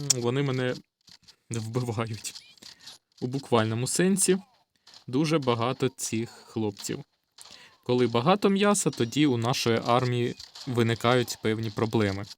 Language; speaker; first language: Ukrainian; non-native, local second language; Russian